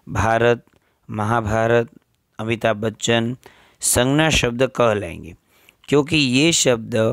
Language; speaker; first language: Hindi; non-native, local second language; Gujarati